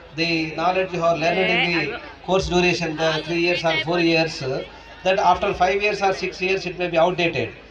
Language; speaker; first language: English; non-native, local second language; Telugu